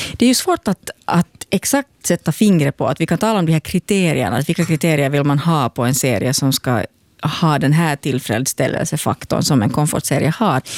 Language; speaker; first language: Swedish; native; Swedish